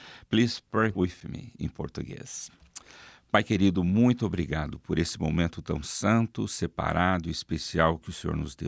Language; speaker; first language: Portuguese; native; Portuguese